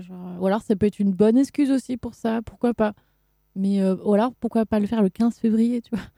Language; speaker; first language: French; native; French